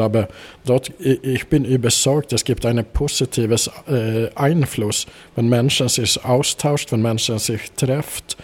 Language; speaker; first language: German; non-native, fluent; Swedish